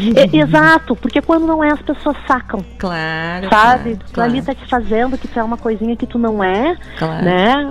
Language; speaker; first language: Portuguese; native; Portuguese